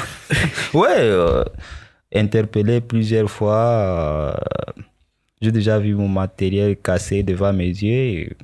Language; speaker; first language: French; non-native, local second language; Swahili